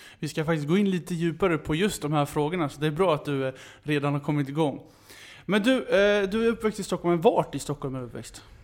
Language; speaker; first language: Swedish; native; Swedish